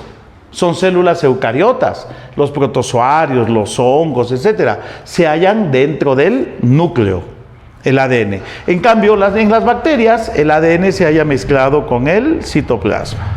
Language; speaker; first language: Spanish; native; Spanish